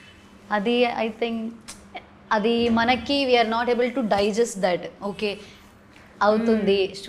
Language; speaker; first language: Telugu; non-native, learner; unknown